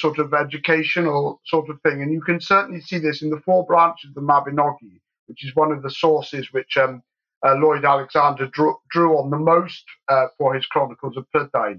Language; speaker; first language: English; native; English